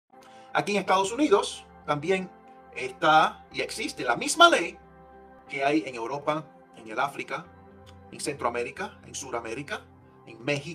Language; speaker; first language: Spanish; early bilingual, heritage; Spanish